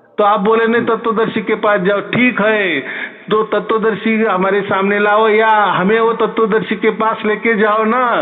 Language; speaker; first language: Hindi; non-native, local second language; Marathi